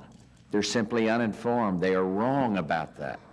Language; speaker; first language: English; native; English